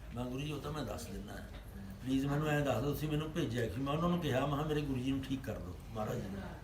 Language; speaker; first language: Hindi; non-native, local second language; Punjabi